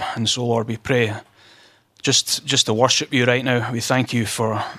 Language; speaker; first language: English; native; English